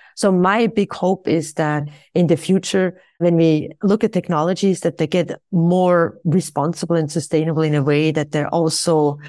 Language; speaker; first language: English; non-native, fluent; Swiss German